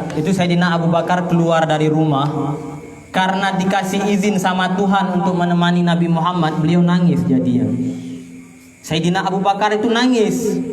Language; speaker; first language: Indonesian; non-native, local second language; Achinese